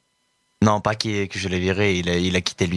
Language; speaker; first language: French; native; French